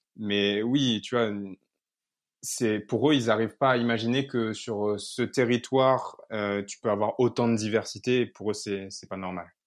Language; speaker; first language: French; native; French